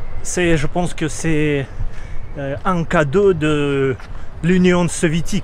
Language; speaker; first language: French; non-native, learner; Russian